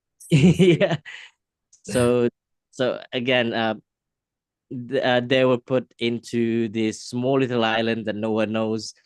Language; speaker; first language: English; non-native, fluent; Indonesian